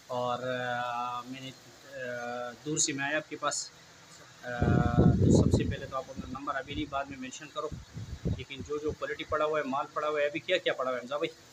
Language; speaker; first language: Urdu; native; Urdu